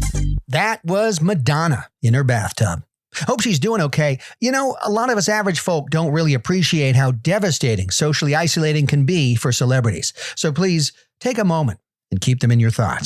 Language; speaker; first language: English; native; English